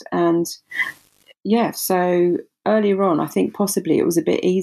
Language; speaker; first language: English; native; English